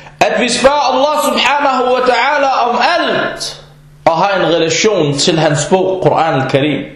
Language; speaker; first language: Danish; non-native, fluent; Arabic